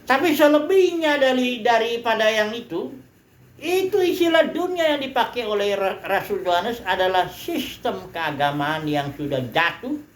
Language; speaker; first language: Indonesian; native; Indonesian